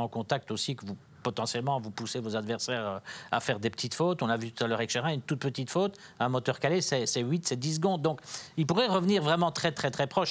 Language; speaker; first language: French; native; French